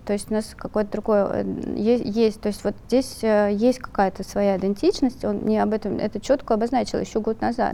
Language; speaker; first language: Russian; native; Russian